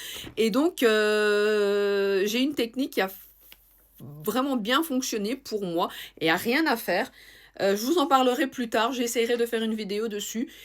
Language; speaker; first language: French; native; French